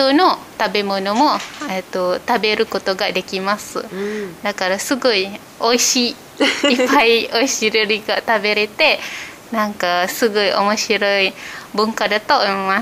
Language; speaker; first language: Japanese; non-native, fluent; Malay